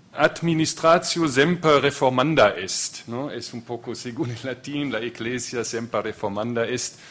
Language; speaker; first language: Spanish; non-native, fluent; German